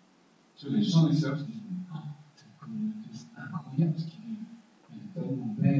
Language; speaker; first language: French; native; French